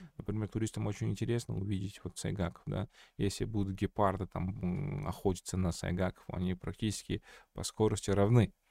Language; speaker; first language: Russian; non-native, local second language; Kazakh